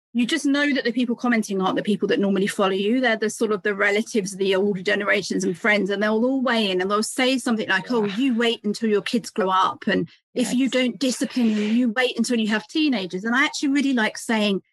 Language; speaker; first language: English; native; English